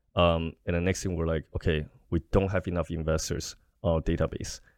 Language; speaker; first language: English; non-native, fluent; Chinese